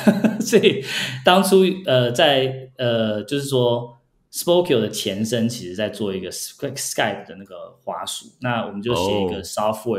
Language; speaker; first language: Chinese; early bilingual, heritage; Chinese